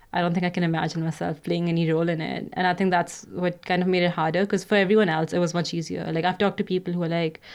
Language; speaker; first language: English; non-native, local second language; Hindi